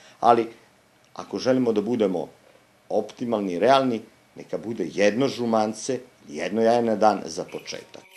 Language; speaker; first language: Serbian; native; Serbian